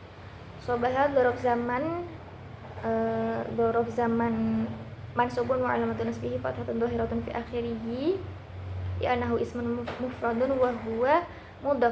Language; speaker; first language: Arabic; non-native, learner; Indonesian